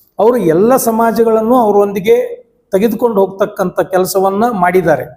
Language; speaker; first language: Kannada; native; Kannada